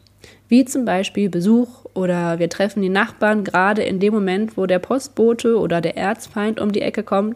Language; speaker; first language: German; native; German